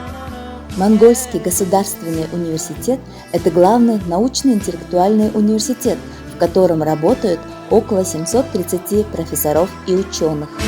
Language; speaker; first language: Russian; non-native, fluent; Mongolian